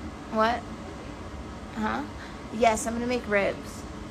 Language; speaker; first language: English; native; English